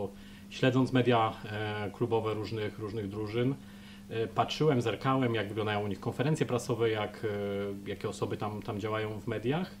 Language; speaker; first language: Polish; native; Polish